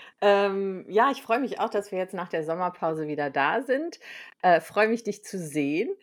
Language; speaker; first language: German; native; German